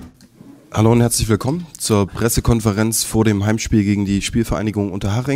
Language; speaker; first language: German; native; German